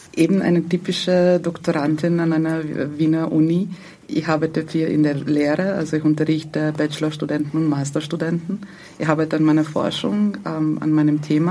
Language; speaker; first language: German; non-native, fluent; Croatian